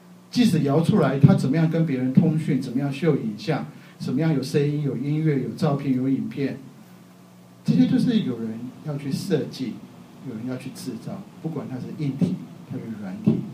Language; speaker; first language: Chinese; native; Chinese